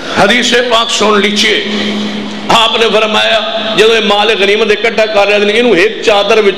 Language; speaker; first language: Urdu; non-native, local second language; Punjabi